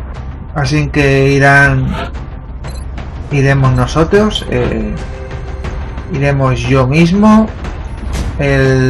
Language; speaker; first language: Spanish; native; Spanish